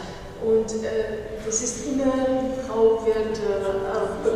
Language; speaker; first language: German; non-native, fluent; Persian